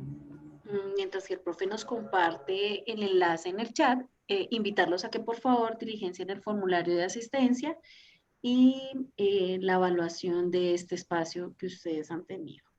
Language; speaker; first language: Spanish; native; Spanish